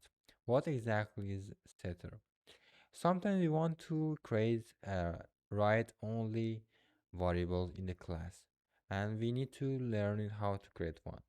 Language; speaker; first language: English; non-native, fluent; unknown